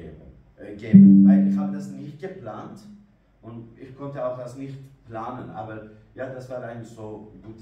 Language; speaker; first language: German; non-native, learner; Kurdish